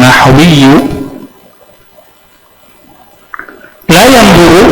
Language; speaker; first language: Arabic; non-native, fluent; Indonesian